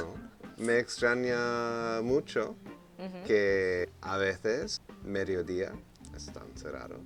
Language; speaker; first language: Spanish; non-native, fluent; English